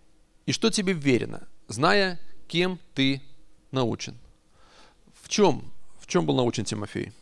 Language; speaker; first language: Russian; native; Russian